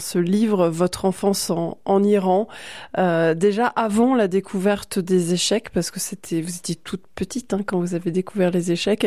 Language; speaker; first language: French; native; French